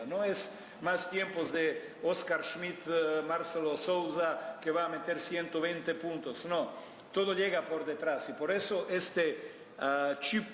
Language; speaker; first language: Spanish; non-native, fluent; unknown